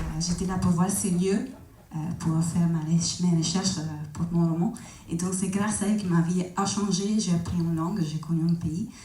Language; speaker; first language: French; non-native, fluent; Italian